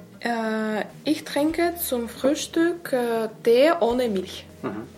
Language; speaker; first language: German; non-native, learner; Russian